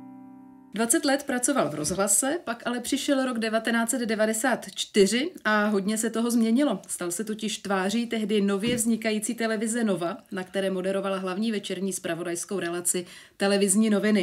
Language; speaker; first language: Czech; native; Czech